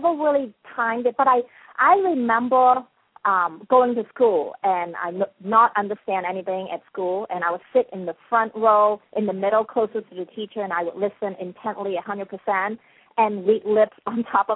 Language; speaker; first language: English; non-native, local second language; Cantonese